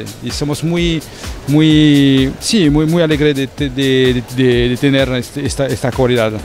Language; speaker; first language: Spanish; non-native, fluent; French